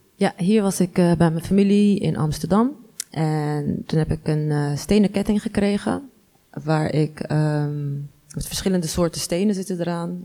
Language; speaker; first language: Dutch; early bilingual, other home language; Arabic